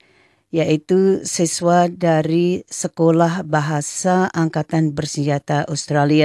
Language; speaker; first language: Indonesian; native; Indonesian